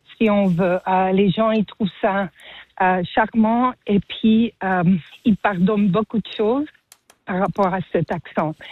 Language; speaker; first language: French; non-native, fluent; Spanish